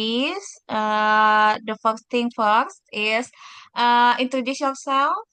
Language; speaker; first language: English; non-native, fluent; Indonesian